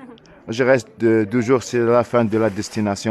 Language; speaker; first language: French; non-native, learner; Arabic